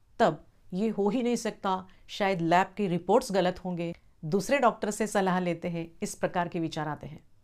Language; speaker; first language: Hindi; non-native, local second language; Marathi